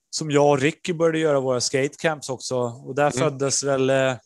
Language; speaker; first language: Swedish; early bilingual, other home language; Spanish